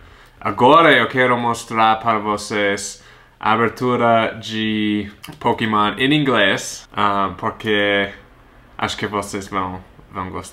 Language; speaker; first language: Portuguese; non-native, fluent; English